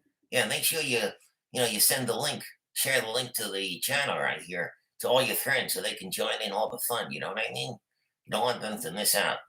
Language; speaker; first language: English; native; English